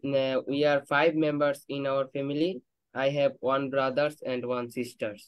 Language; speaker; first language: English; non-native, learner; Bangla